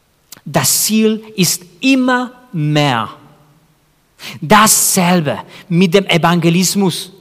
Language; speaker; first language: German; non-native, fluent; Spanish